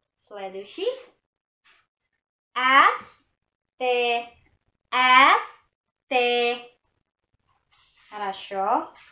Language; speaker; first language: Russian; non-native, learner; Indonesian